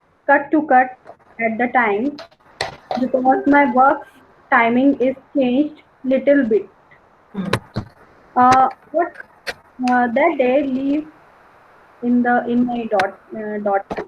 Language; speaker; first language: English; non-native, learner; Hindi